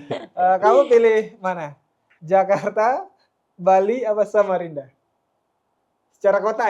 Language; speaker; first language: Indonesian; native; Indonesian